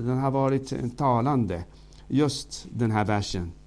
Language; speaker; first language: Swedish; non-native, fluent; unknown